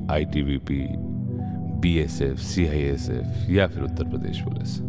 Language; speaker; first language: Hindi; native; Hindi